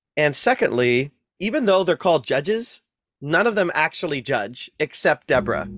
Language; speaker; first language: English; native; English